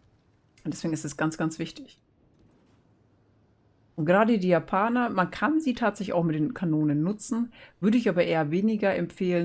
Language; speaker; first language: German; native; German